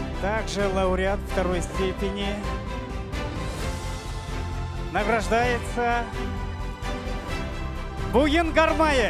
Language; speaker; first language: Russian; native; Russian